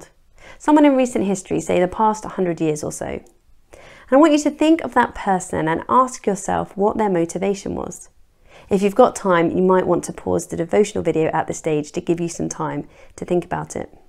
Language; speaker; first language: English; native; English